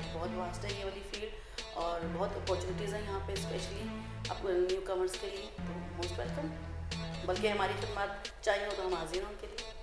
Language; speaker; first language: Urdu; native; Urdu